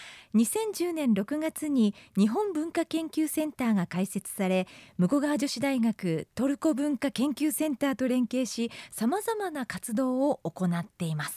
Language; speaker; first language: Japanese; native; Japanese